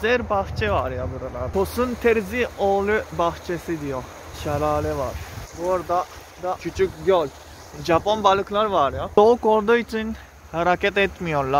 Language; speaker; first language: Turkish; non-native, fluent; Japanese